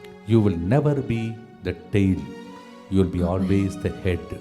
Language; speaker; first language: English; non-native, local second language; Telugu